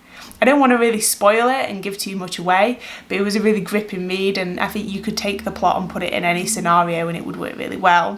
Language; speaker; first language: English; native; English